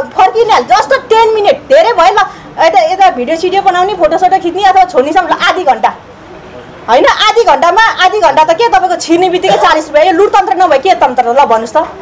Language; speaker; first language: Nepali; native; Nepali